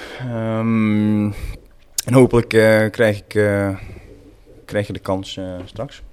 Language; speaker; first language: Dutch; non-native, fluent; Swedish